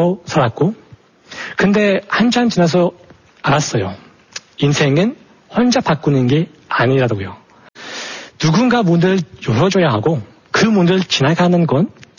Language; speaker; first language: Korean; non-native, fluent; Tajik